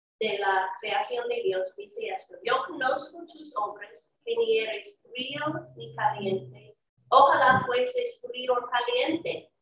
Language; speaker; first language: Spanish; non-native, learner; English